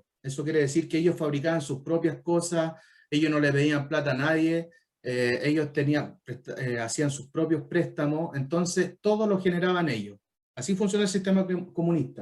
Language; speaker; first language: Spanish; native; Spanish